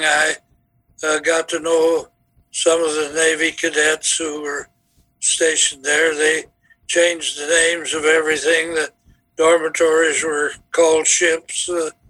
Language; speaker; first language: English; native; English